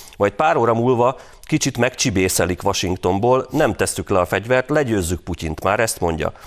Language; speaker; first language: Hungarian; native; Hungarian